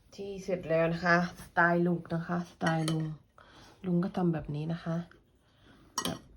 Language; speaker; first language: Thai; native; Thai